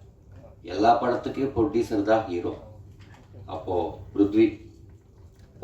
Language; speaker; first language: Tamil; non-native, learner; Telugu